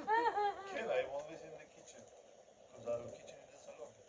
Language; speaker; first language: English; non-native, learner; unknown